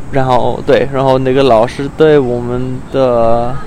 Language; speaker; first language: Chinese; non-native, fluent; English